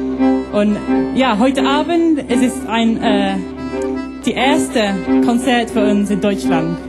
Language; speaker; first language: German; non-native, learner; English